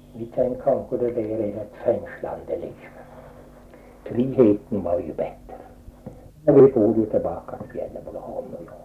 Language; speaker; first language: Swedish; native; Swedish